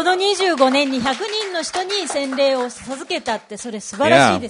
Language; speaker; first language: Japanese; native; Japanese